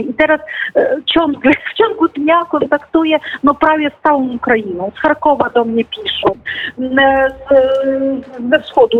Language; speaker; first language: Polish; non-native, fluent; Ukrainian